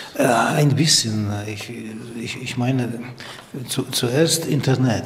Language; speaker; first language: German; non-native, learner; Polish